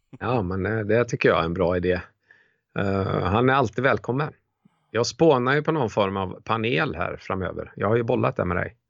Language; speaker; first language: Swedish; native; Swedish